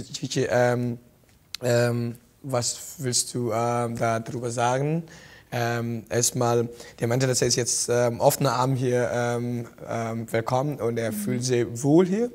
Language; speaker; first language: German; non-native, learner; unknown